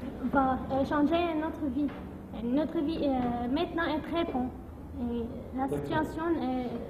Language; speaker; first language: French; non-native, learner; Arabic